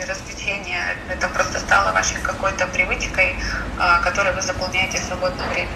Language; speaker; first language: Russian; native; Russian